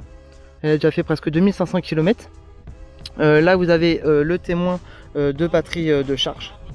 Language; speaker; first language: French; native; French